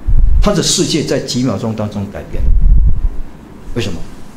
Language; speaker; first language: Chinese; native; Chinese